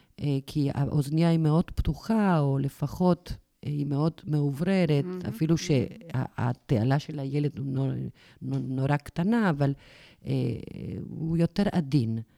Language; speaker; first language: Hebrew; non-native, fluent; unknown